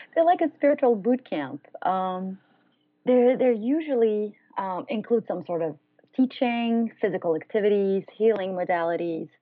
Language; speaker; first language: English; non-native, fluent; French